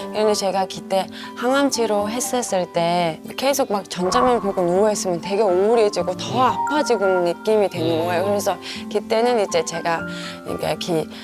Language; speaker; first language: Korean; non-native, fluent; Mongolian